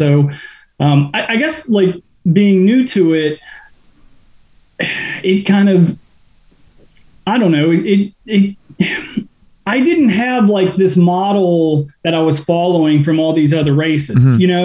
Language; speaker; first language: English; native; English